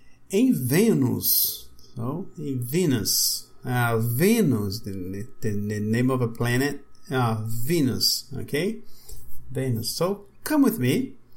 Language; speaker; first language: English; non-native, fluent; Portuguese